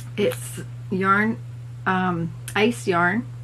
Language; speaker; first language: English; native; English